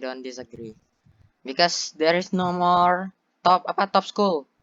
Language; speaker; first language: English; non-native, learner; Indonesian